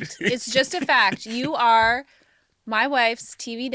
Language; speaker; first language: English; native; English